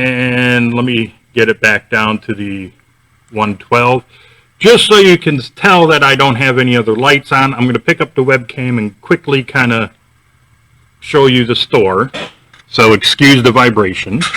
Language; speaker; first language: English; native; English